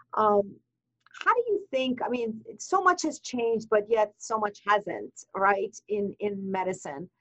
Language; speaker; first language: English; non-native, fluent; Persian